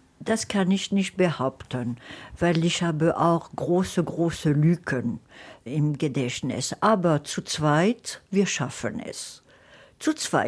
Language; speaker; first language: German; non-native, fluent; French